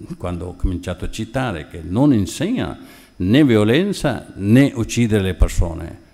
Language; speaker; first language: Italian; non-native, fluent; Urdu